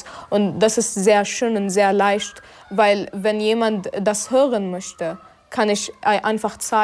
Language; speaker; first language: German; non-native, learner; Arabic